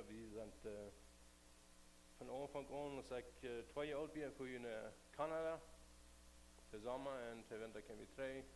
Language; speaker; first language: German; non-native, learner; Plautdietsch